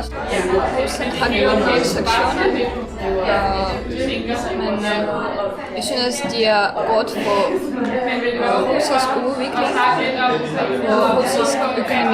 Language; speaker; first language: Danish; non-native, learner; Russian